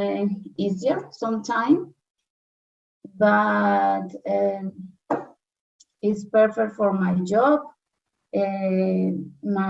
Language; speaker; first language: English; non-native, learner; Spanish